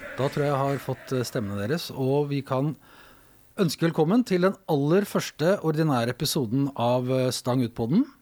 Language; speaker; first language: Norwegian; native; Norwegian